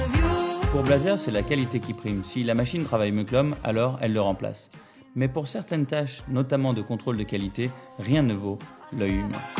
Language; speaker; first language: French; native; French